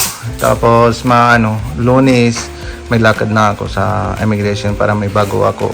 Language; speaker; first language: Filipino; non-native, learner; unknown